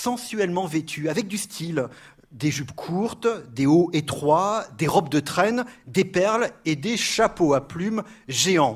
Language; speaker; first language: French; native; French